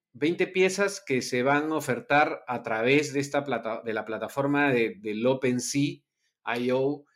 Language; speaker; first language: Spanish; native; Spanish